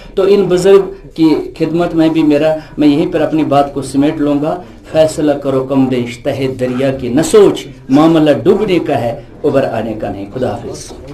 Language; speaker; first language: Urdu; non-native, local second language; Kashmiri